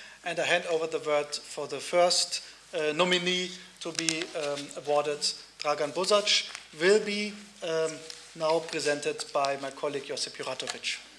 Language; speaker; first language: English; non-native, fluent; German